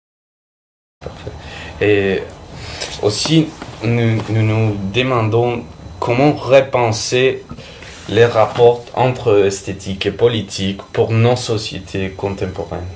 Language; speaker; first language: French; non-native, fluent; Spanish